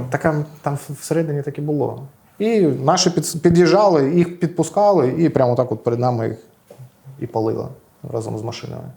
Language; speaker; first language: Ukrainian; non-native, local second language; Russian